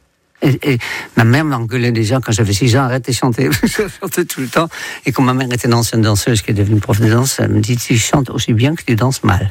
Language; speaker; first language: French; native; French